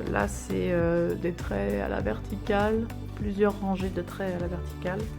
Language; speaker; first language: French; native; French